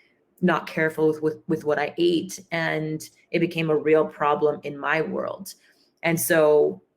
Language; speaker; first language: English; native; English